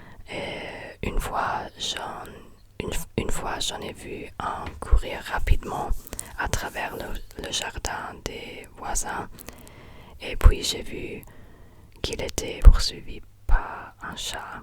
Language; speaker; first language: French; non-native, fluent; German